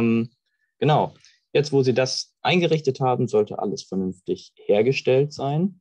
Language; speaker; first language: German; native; German